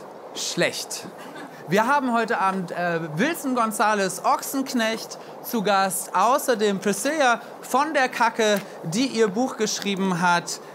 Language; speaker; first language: German; native; German